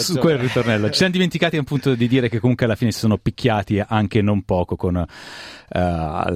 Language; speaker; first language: Italian; native; Italian